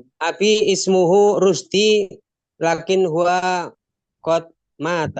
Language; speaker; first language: Arabic; non-native, learner; Indonesian